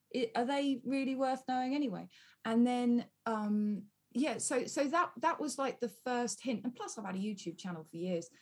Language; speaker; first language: English; native; English